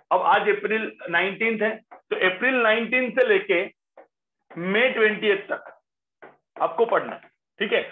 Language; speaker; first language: Hindi; non-native, local second language; Marathi